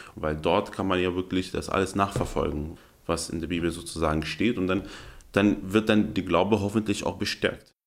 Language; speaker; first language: German; early bilingual, other home language; Arabic